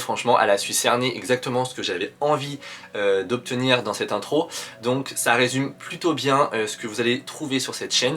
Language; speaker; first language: French; native; French